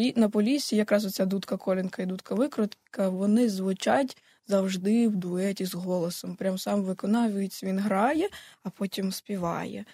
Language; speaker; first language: Ukrainian; native; Ukrainian